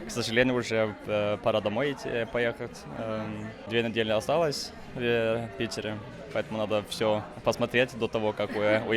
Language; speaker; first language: Russian; non-native, fluent; Norwegian